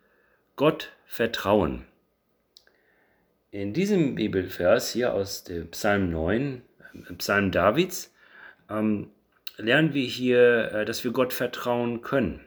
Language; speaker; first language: German; native; German